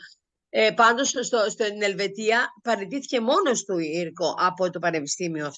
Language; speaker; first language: Greek; native; Greek